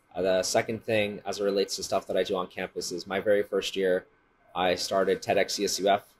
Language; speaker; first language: English; native; English